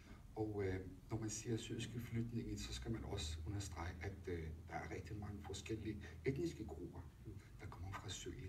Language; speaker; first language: Danish; non-native, fluent; Turkish